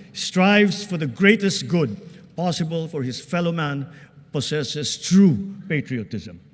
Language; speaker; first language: English; non-native, local second language; Filipino